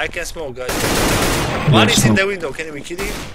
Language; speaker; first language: English; non-native, learner; Polish